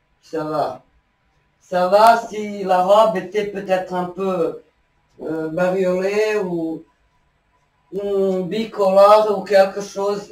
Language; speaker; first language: French; non-native, fluent; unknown